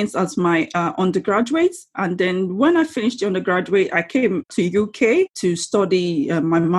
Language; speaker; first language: English; non-native, local second language; Yoruba